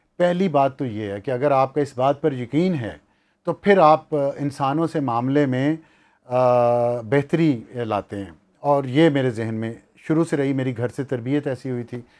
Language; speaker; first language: Urdu; non-native, local second language; Punjabi